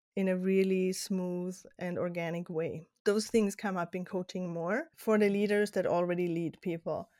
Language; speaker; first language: English; non-native, fluent; German